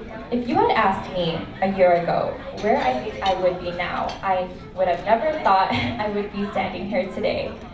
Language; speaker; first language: English; early bilingual, other home language; Vietnamese